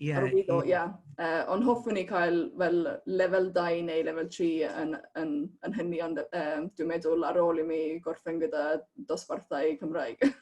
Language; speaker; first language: Welsh; non-native, fluent; Estonian